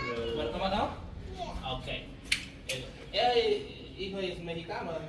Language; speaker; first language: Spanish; non-native, learner; English